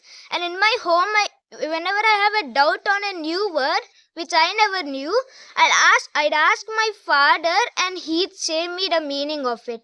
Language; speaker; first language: English; non-native, local second language; Hindi